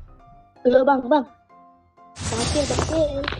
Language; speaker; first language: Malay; non-native, local second language; Minangkabau